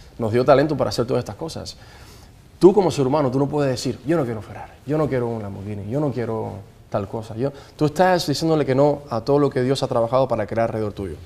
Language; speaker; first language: Spanish; native; Spanish